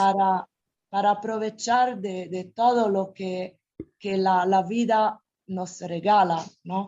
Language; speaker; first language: Spanish; non-native, fluent; Italian